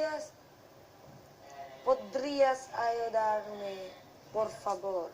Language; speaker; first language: Spanish; non-native, learner; Filipino